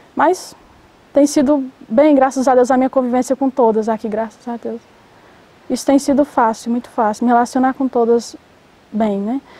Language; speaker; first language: Portuguese; native; Portuguese